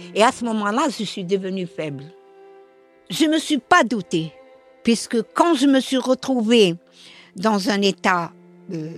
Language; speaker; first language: French; non-native, local second language; Arabic